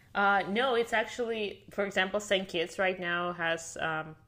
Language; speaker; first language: English; non-native, fluent; Russian